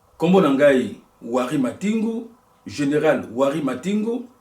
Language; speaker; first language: Lingala; native; Lingala